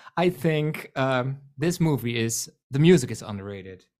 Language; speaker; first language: English; non-native, fluent; Dutch